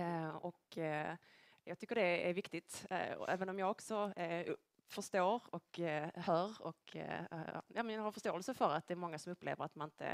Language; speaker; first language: Swedish; native; Swedish